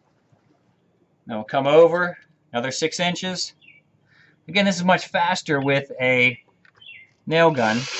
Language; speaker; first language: English; native; English